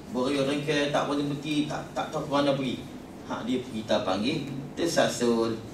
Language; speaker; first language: Malay; native; Malay